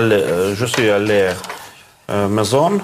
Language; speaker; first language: French; non-native, learner; Russian